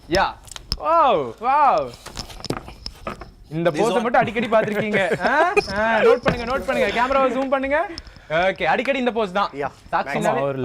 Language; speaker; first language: Tamil; native; Tamil